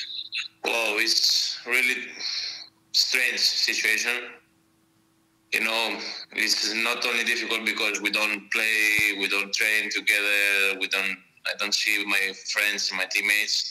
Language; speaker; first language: English; non-native, fluent; Greek